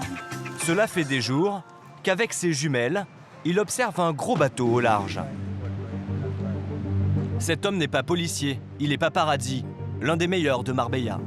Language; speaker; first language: French; native; French